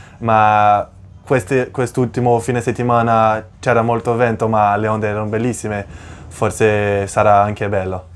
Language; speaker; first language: Italian; non-native, fluent; Portuguese